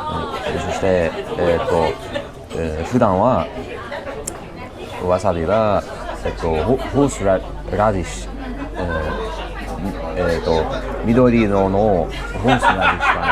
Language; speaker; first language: Japanese; non-native, learner; English